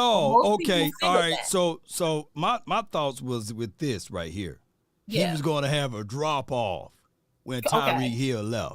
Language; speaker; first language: English; native; English